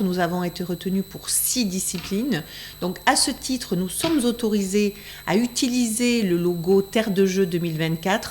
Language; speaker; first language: French; native; French